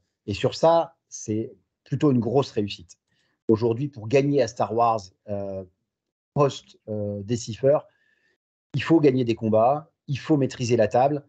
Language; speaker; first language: French; native; French